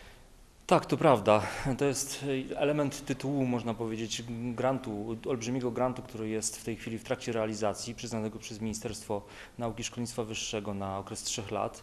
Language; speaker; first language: Polish; native; Polish